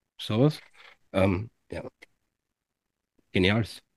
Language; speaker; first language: German; native; German